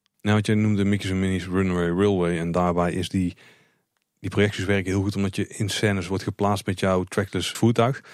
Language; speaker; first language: Dutch; native; Dutch